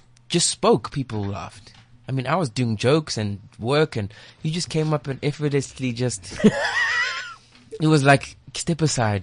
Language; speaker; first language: English; non-native, local second language; Xhosa